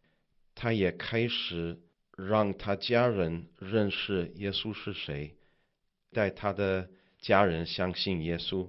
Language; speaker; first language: Chinese; non-native, learner; English